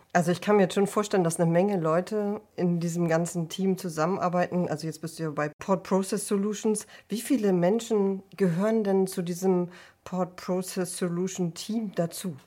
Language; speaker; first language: German; native; German